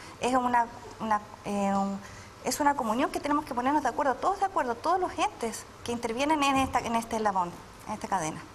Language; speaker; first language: Spanish; native; Spanish